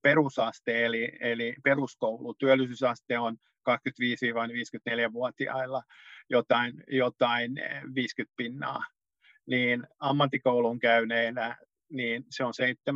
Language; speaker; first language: Finnish; non-native, local second language; Swedish